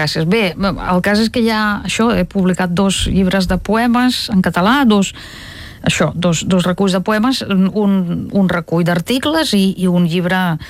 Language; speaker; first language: Catalan; non-native, fluent; Russian